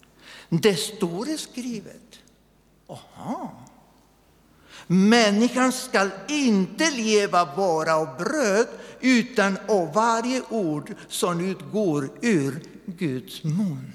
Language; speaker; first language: Swedish; non-native, fluent; Spanish